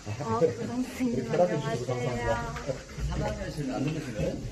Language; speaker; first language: Korean; native; Korean